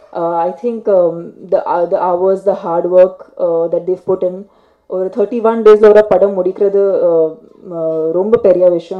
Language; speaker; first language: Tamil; non-native, fluent; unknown